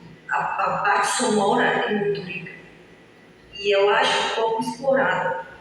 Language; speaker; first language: Portuguese; non-native, fluent; Bulgarian